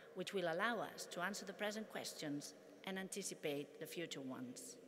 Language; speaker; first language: English; non-native, fluent; Catalan